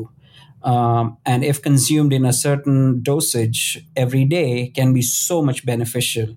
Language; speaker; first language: English; non-native, local second language; Gujarati